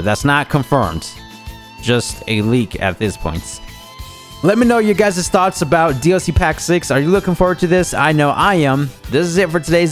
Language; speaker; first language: English; native; English